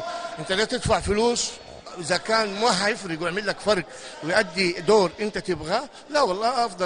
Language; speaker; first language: Arabic; native; Arabic